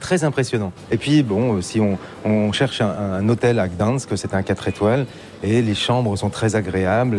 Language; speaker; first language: French; native; French